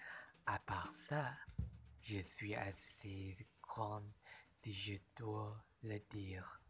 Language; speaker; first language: French; non-native, learner; Malay